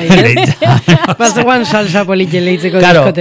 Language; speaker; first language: Basque; native; Basque